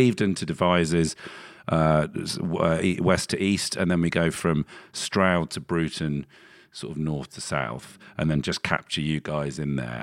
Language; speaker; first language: English; native; English